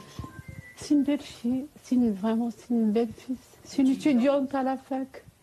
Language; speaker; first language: French; non-native, fluent; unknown